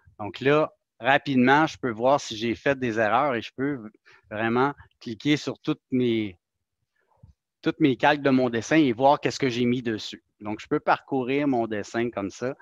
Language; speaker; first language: French; native; French